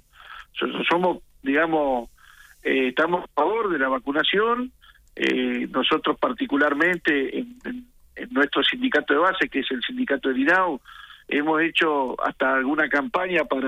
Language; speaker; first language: Spanish; native; Spanish